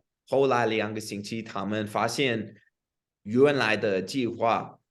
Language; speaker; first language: Chinese; non-native, fluent; English